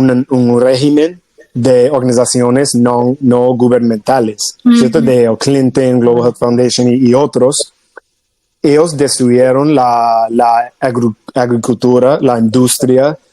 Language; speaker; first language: Spanish; non-native, fluent; English